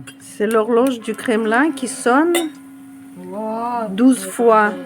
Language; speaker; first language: French; non-native, fluent; Russian